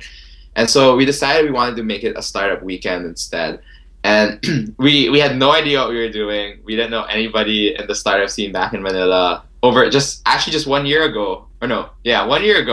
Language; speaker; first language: English; non-native, local second language; Filipino